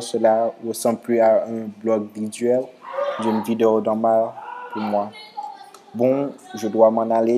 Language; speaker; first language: French; non-native, local second language; Haitian Creole